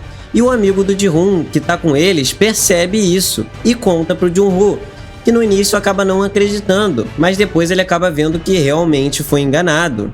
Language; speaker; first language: Portuguese; native; Portuguese